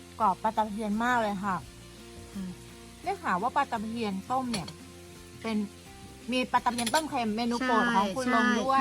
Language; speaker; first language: Thai; native; Thai